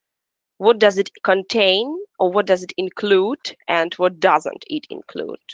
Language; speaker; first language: English; non-native, fluent; Russian